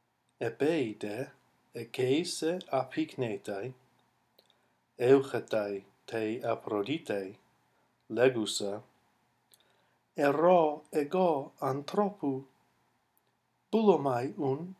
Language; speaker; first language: Greek; non-native, fluent; English